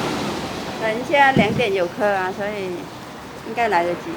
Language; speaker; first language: Chinese; non-native, fluent; Vietnamese